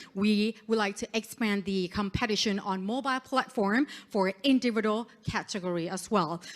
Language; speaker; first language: English; non-native, fluent; Thai